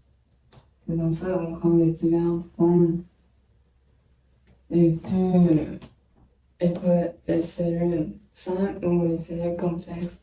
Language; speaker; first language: French; non-native, learner; Chinese